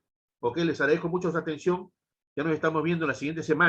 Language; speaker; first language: Spanish; native; Spanish